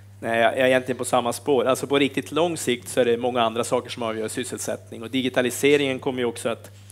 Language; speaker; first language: Swedish; native; Swedish